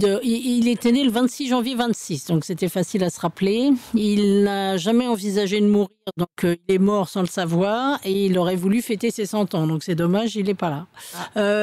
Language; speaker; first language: French; native; French